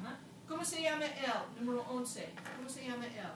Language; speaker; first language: Spanish; non-native, fluent; English